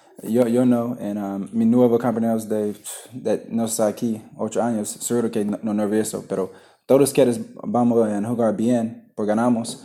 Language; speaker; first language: Spanish; non-native, learner; English